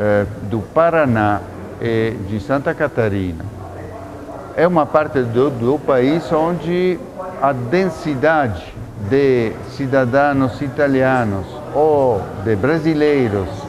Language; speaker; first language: Portuguese; non-native, fluent; Italian